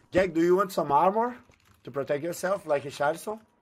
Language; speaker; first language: English; non-native, fluent; Portuguese